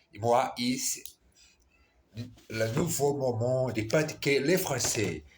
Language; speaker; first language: French; non-native, learner; Portuguese